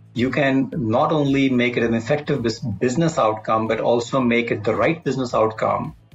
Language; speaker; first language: English; non-native, local second language; Hindi